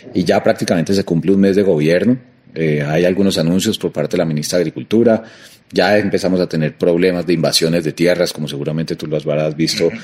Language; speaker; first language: Spanish; native; Spanish